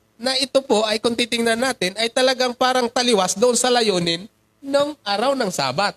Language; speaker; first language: Filipino; non-native, local second language; Cebuano